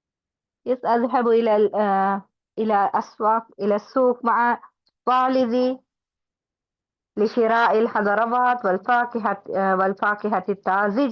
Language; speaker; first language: Arabic; non-native, fluent; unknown